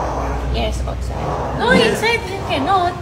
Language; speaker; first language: English; non-native, learner; Indonesian